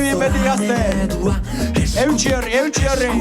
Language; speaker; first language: Basque; native; Basque